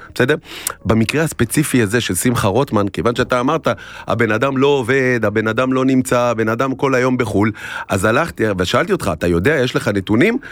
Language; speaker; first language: Hebrew; native; Hebrew